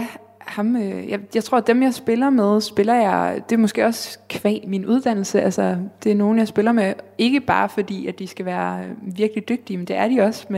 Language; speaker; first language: Danish; native; Danish